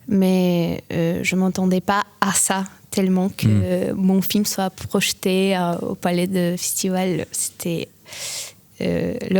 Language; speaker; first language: French; non-native, fluent; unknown